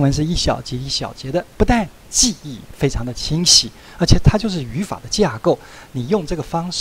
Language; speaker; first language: Chinese; native; Chinese